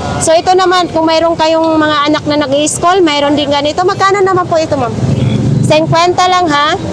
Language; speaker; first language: Filipino; non-native, local second language; Masbatenyo